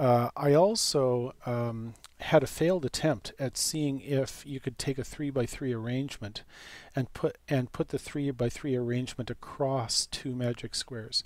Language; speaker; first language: English; native; English